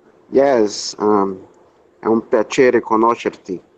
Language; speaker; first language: Italian; non-native, learner; Portuguese